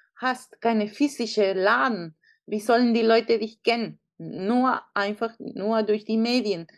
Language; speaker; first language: German; non-native, fluent; Spanish